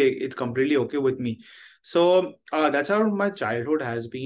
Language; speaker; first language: English; non-native, local second language; Hindi